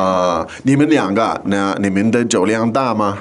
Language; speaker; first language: Chinese; non-native, fluent; English